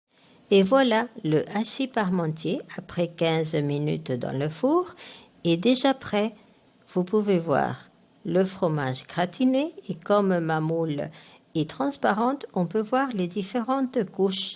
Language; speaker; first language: French; non-native, fluent; Spanish